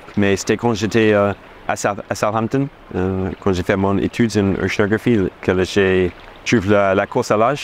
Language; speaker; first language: French; non-native, fluent; English